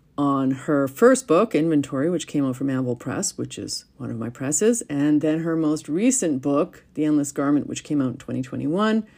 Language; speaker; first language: English; native; English